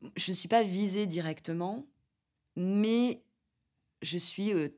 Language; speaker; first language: French; native; French